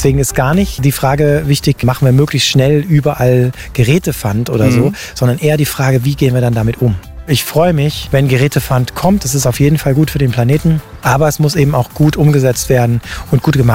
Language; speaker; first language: German; native; German